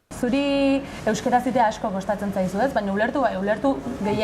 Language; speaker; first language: Basque; native; Basque